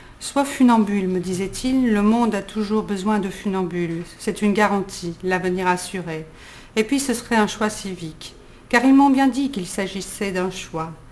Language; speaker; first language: French; native; French